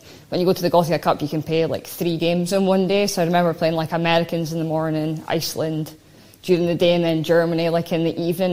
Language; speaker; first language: English; native; English